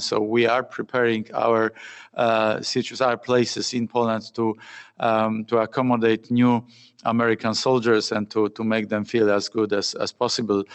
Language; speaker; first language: English; non-native, fluent; Polish